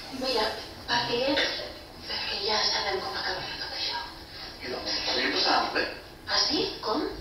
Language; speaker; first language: Catalan; native; Catalan